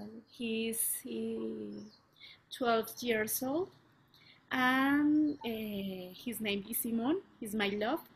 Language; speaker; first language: English; non-native, learner; Spanish